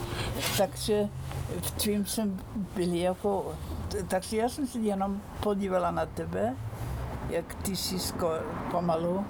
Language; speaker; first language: Czech; non-native, fluent; Icelandic